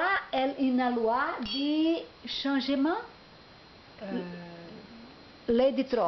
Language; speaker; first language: French; non-native, learner; Portuguese